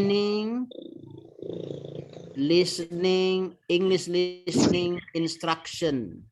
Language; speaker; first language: English; non-native, fluent; Indonesian